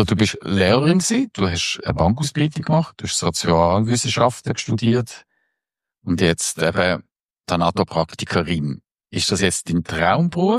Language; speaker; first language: German; native; German